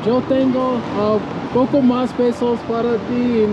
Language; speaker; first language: Spanish; non-native, learner; English